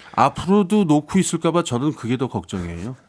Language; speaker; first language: Korean; native; Korean